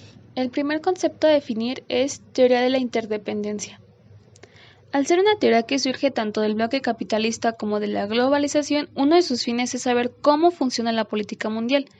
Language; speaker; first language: Spanish; native; Spanish